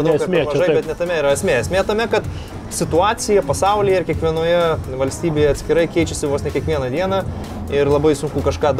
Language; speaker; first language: Lithuanian; native; Lithuanian